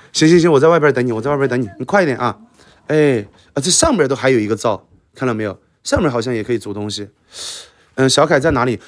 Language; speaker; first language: Chinese; native; Chinese